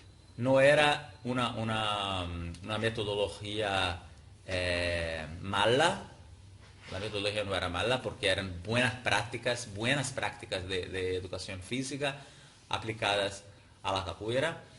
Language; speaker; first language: Spanish; non-native, fluent; Portuguese